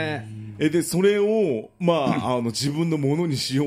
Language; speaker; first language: Japanese; native; Japanese